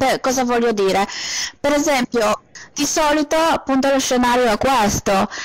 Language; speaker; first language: Italian; non-native, fluent; Polish